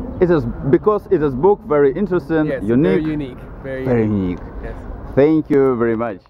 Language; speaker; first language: English; non-native, learner; Russian